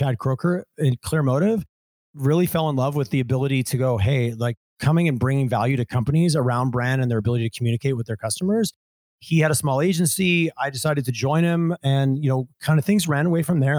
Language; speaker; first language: English; native; English